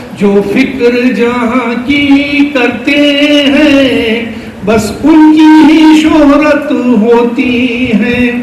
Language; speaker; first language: Urdu; native; Urdu